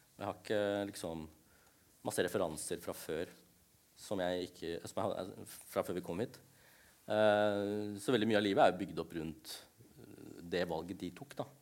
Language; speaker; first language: Norwegian; early bilingual, other home language; Tamil